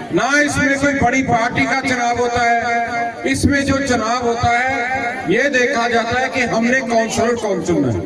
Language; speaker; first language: Urdu; non-native, local second language; Punjabi